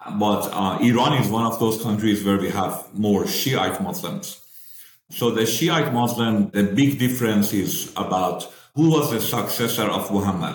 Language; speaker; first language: English; non-native, fluent; Persian